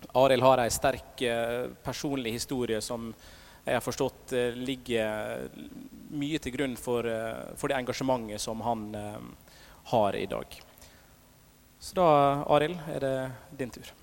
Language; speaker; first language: Norwegian; native; Norwegian